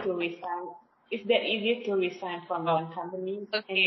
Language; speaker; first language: English; non-native, learner; Indonesian